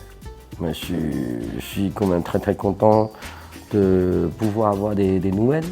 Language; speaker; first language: French; non-native, fluent; Cantonese